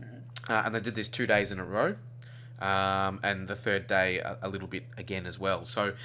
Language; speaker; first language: English; native; English